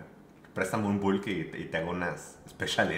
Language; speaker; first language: Spanish; native; Spanish